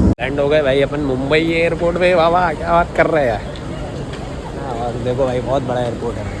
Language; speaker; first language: Hindi; native; Hindi